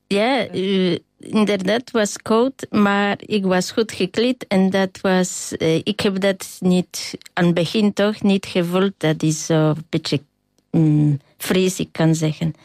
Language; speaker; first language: Dutch; non-native, learner; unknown